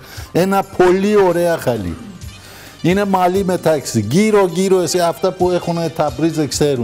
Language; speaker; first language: Greek; non-native, learner; Persian